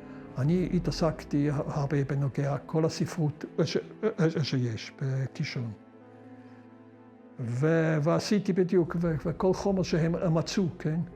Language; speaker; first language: Hebrew; non-native, fluent; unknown